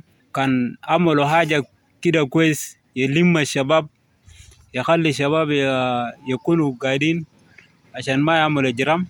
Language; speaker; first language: Arabic; non-native, local second language; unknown